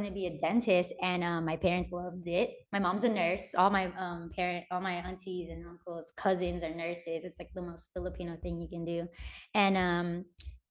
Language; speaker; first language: English; native; English